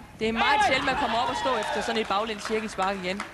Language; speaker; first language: Danish; native; Danish